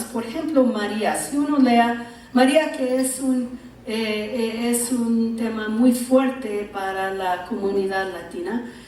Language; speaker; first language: Spanish; early bilingual, heritage; English